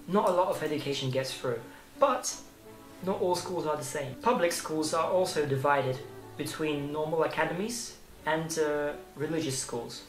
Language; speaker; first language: English; early bilingual, other home language; Russian